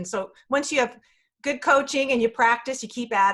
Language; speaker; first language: English; native; English